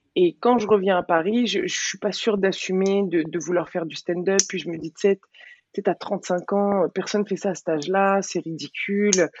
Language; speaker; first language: French; early bilingual, other home language; Arabic